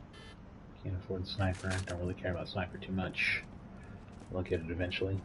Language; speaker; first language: English; native; English